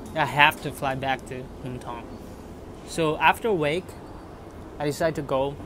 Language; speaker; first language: English; non-native, fluent; Chinese